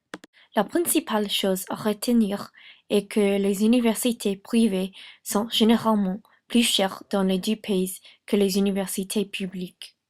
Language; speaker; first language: French; non-native, learner; English